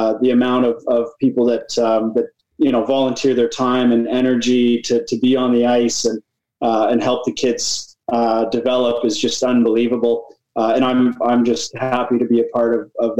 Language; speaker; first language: English; native; English